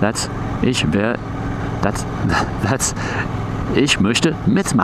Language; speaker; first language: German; non-native, fluent; English